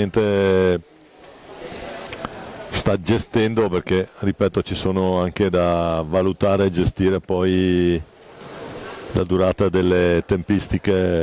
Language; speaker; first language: Italian; native; Italian